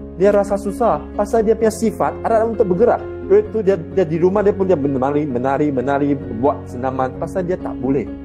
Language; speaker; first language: Malay; non-native, local second language; Chinese